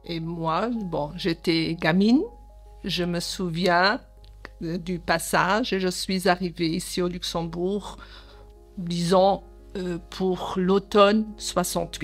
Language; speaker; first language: French; early bilingual, other home language; Portuguese